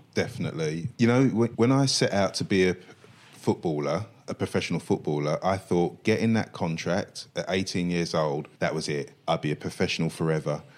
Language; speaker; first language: English; native; English